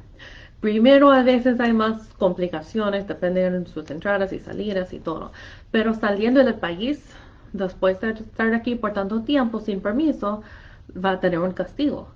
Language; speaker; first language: Spanish; non-native, fluent; English